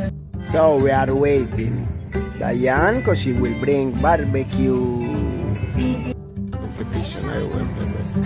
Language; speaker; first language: English; non-native, learner; Italian